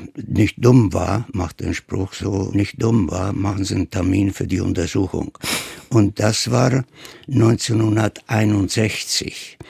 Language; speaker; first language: German; non-native, fluent; Italian